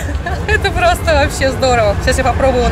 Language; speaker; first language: Russian; native; Russian